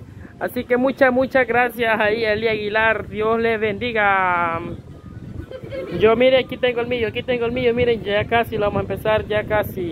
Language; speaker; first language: Spanish; native; Spanish